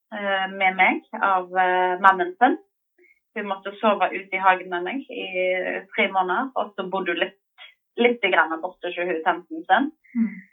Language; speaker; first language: Norwegian; native; Norwegian